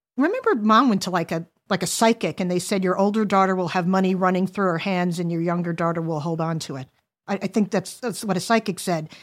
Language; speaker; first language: English; native; English